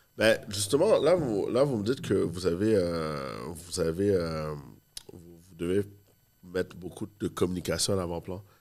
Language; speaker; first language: French; native; French